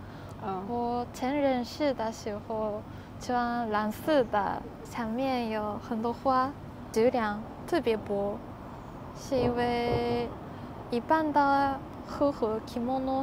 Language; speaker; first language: Chinese; non-native, learner; Japanese